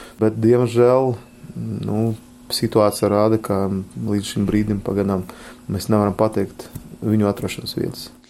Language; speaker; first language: Latvian; non-native, local second language; Russian